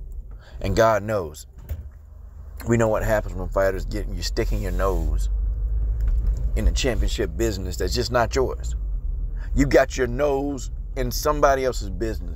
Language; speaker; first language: English; native; English